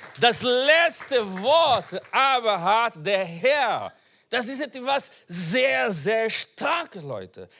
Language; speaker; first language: German; non-native, learner; Portuguese